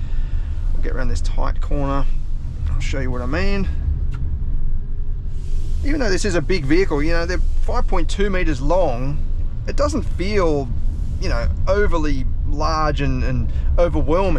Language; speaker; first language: English; native; English